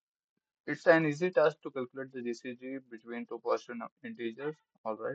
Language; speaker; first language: English; non-native, local second language; Hindi